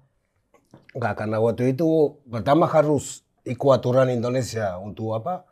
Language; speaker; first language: Indonesian; non-native, fluent; Spanish